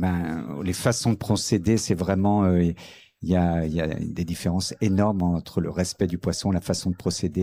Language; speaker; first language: French; native; French